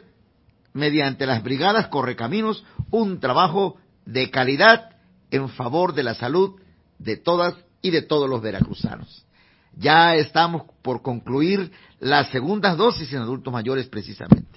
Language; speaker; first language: Spanish; native; Spanish